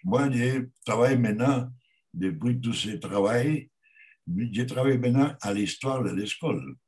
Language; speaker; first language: French; non-native, learner; Spanish